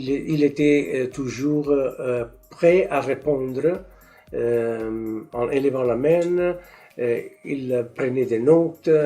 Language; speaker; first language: French; non-native, learner; Italian